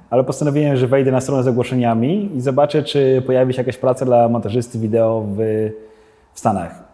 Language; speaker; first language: Polish; native; Polish